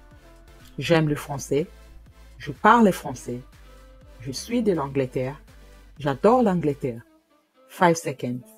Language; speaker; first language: French; non-native, fluent; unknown